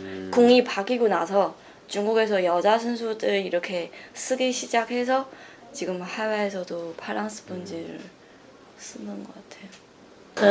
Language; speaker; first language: Korean; non-native, learner; Chinese